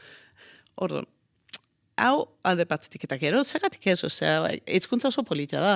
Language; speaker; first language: Basque; non-native, fluent; Danish